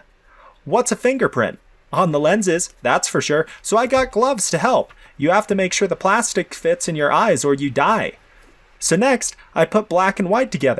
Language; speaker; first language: English; native; English